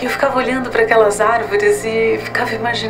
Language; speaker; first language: Portuguese; native; Portuguese